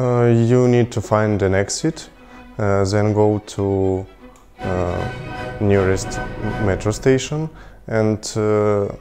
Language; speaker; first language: English; non-native, learner; Russian